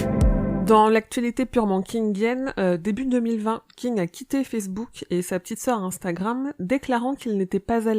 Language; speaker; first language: French; native; French